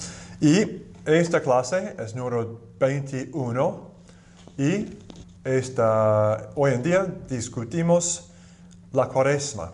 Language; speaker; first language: Spanish; non-native, fluent; English